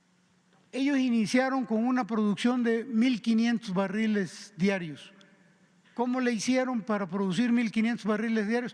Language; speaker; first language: Spanish; native; Spanish